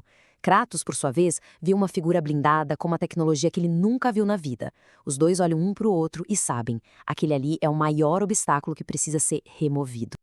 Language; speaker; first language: Portuguese; native; Portuguese